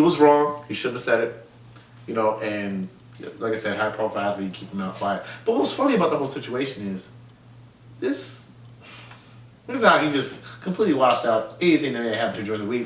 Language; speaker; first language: English; native; English